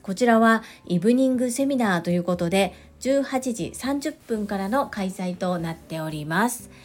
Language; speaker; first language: Japanese; native; Japanese